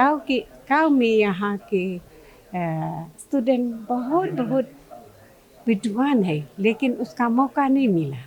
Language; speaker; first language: Hindi; non-native, local second language; Khasi